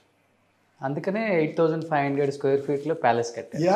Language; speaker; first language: Telugu; native; Telugu